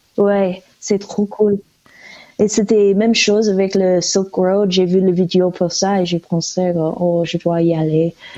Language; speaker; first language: French; non-native, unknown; English